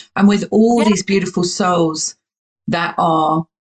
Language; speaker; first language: English; native; English